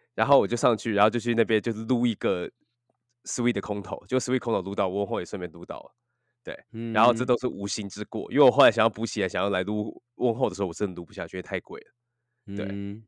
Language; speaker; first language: Chinese; native; Chinese